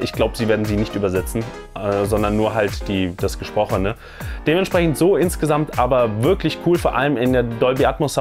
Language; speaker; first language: German; native; German